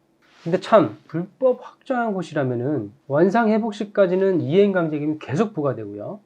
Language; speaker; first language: Korean; native; Korean